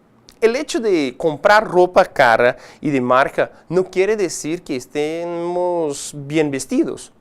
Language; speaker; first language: Spanish; non-native, fluent; Portuguese